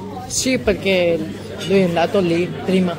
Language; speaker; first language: Italian; non-native, learner; Hindi